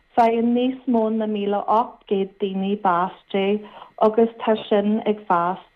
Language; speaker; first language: Irish; non-native, local second language; English